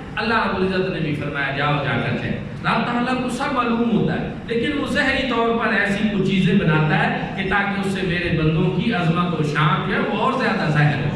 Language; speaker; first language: Urdu; non-native, local second language; Punjabi